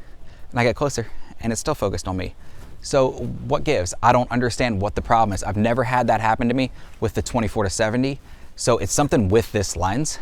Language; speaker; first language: English; native; English